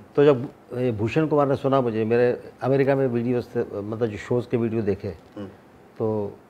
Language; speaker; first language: Hindi; native; Hindi